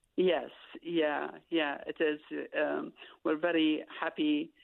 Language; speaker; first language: English; non-native, fluent; Arabic